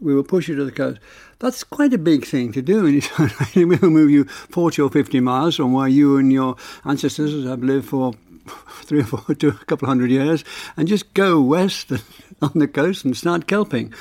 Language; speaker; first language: English; native; English